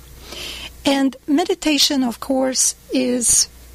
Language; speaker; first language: English; non-native, fluent; Russian